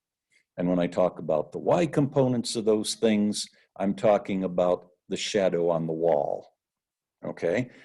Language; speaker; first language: English; native; English